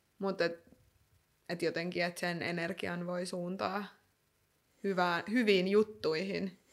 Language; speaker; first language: Finnish; native; Finnish